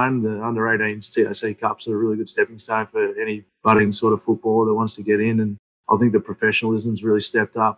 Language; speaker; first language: English; native; English